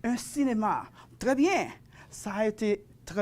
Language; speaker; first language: French; non-native, fluent; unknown